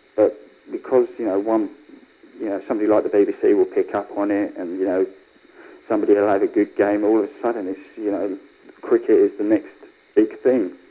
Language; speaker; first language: English; native; English